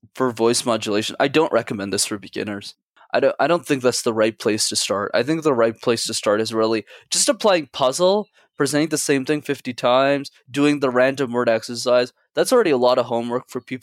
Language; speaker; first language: English; native; English